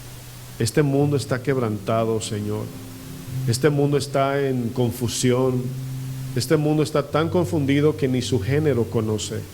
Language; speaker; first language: Spanish; native; Spanish